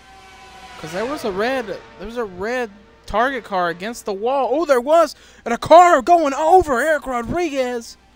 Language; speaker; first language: English; native; English